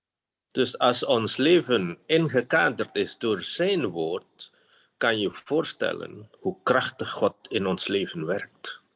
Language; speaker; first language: Dutch; non-native, fluent; Indonesian